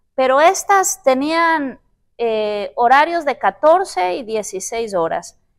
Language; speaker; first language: Spanish; native; Spanish